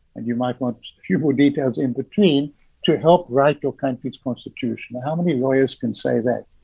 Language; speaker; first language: English; native; English